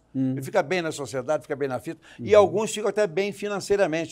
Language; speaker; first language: Portuguese; native; Portuguese